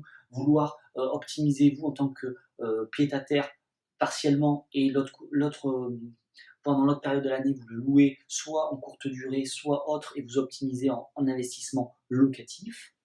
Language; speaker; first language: French; native; French